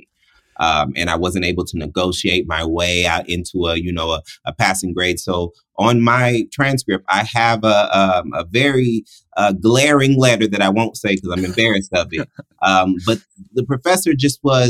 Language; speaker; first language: English; native; English